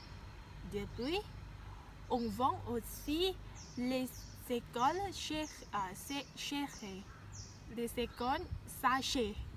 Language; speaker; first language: French; non-native, learner; Thai